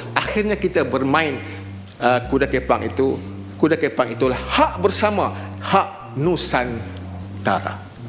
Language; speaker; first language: Malay; native; Malay